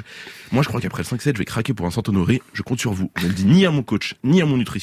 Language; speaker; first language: French; native; French